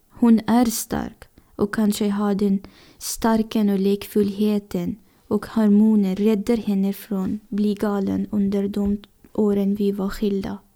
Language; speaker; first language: Swedish; non-native, fluent; Persian